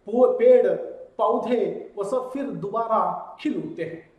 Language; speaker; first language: Hindi; non-native, local second language; Telugu